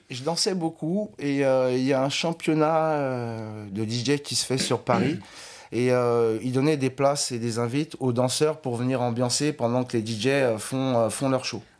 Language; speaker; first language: French; native; French